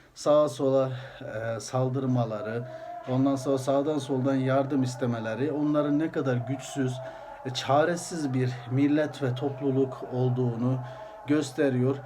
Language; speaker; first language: Turkish; early bilingual, heritage; Azerbaijani